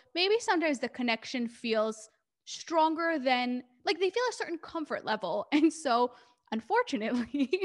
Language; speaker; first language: English; early bilingual, other home language; Hebrew